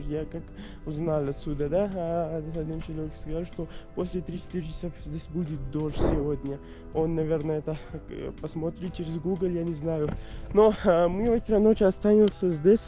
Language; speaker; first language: Russian; non-native, learner; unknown